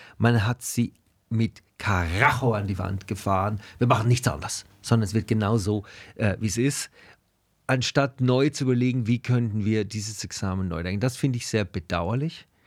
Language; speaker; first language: German; native; German